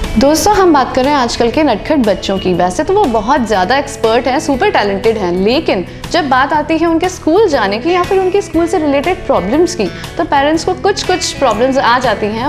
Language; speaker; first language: Hindi; native; Hindi